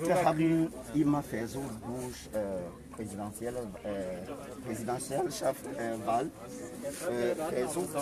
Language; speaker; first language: German; non-native, learner; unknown